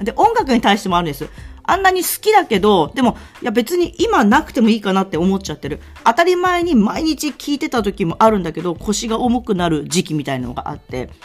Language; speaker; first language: Japanese; native; Japanese